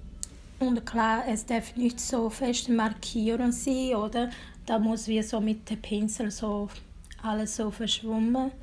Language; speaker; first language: German; non-native, learner; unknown